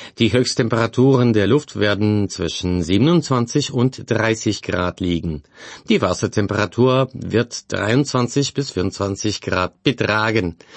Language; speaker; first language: German; non-native, fluent; Bulgarian